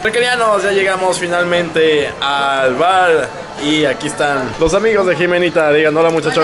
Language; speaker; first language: Spanish; native; Spanish